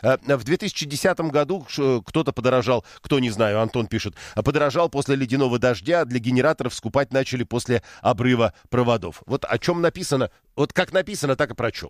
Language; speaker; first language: Russian; native; Russian